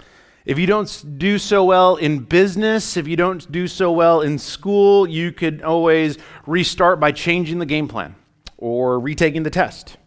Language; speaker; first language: English; native; English